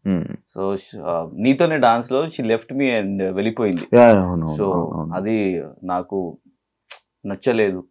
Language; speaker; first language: Telugu; non-native, local second language; Hindi